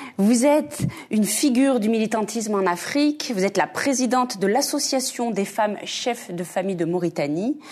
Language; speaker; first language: French; native; French